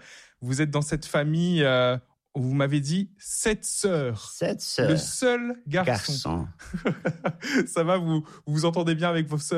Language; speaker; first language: French; native; French